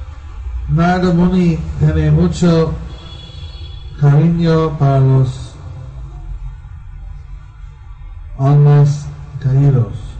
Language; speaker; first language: Spanish; non-native, learner; Bangla